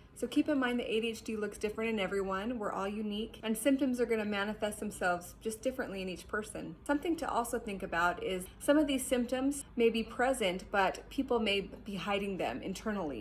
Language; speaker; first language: English; native; English